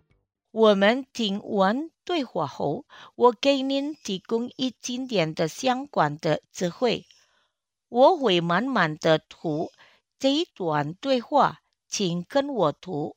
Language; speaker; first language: Chinese; non-native, fluent; Indonesian